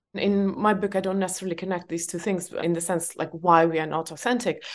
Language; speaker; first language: English; non-native, fluent; Estonian